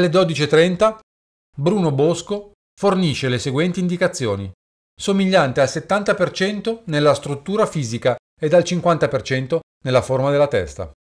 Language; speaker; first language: Italian; native; Italian